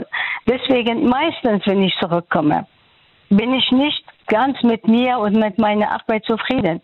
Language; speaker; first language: German; non-native, fluent; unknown